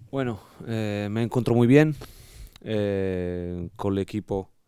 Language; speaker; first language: Spanish; non-native, learner; Italian